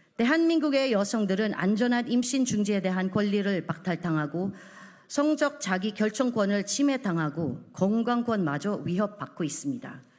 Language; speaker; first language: Korean; non-native, fluent; Filipino